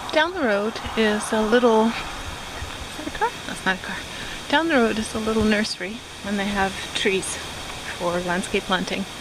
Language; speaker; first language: English; native; English